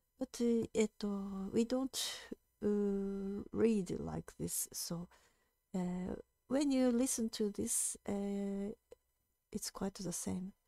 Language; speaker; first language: English; non-native, fluent; Japanese